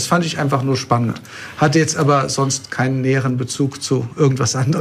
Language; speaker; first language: German; native; German